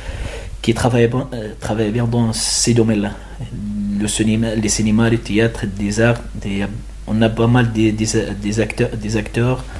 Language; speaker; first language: French; non-native, learner; Arabic